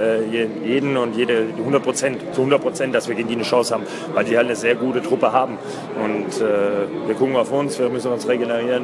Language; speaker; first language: German; native; German